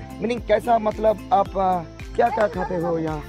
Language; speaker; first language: Hindi; non-native, local second language; Bangla